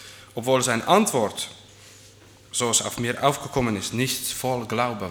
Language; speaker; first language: German; non-native, fluent; Dutch